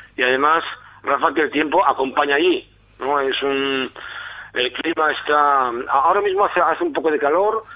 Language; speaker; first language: Spanish; non-native, fluent; German